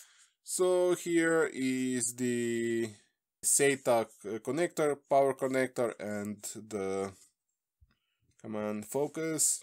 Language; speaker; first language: English; non-native, fluent; Slovenian